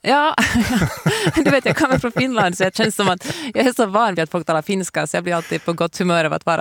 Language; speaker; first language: Swedish; native; Swedish